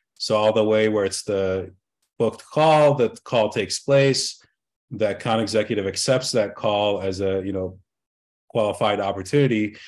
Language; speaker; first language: English; early bilingual, other home language; Arabic